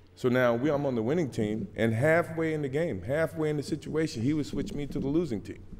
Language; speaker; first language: English; native; English